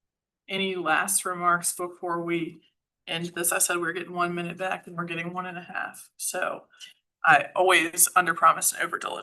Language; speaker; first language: English; native; English